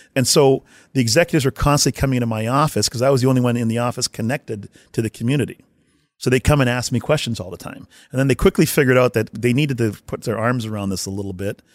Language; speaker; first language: English; native; English